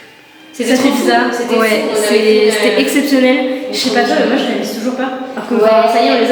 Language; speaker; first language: French; native; French